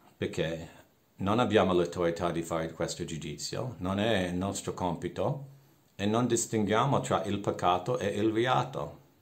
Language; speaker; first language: Italian; non-native, fluent; English